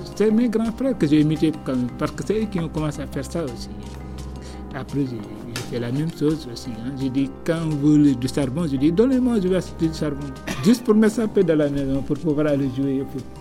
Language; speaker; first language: French; non-native, local second language; Wolof